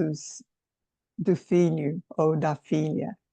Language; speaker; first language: Portuguese; non-native, fluent; English